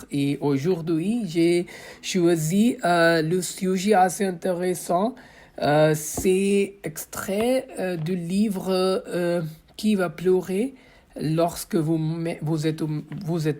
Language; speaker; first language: French; non-native, fluent; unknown